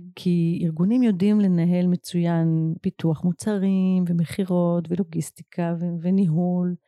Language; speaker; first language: Hebrew; native; Hebrew